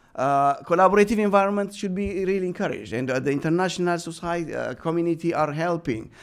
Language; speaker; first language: English; non-native, fluent; Amharic